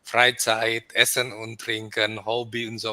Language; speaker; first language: German; non-native, fluent; Indonesian